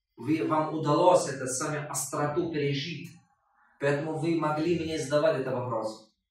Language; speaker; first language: Russian; non-native, local second language; Tajik